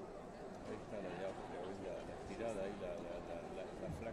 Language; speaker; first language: Spanish; native; Spanish